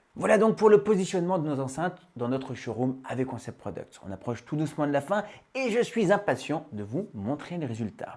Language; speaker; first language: French; native; French